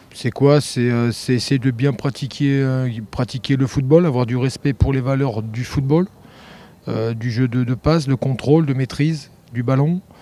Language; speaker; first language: French; native; French